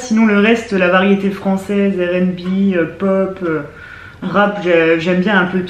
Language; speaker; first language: French; native; French